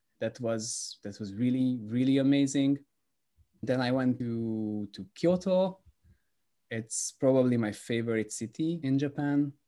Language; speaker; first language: English; non-native, fluent; Hungarian